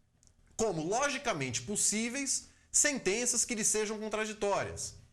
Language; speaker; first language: Portuguese; native; Portuguese